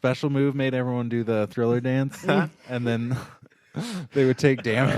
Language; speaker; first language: English; native; English